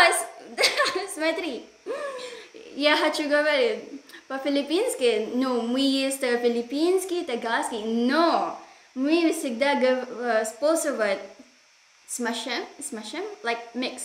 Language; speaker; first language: Russian; non-native, learner; Filipino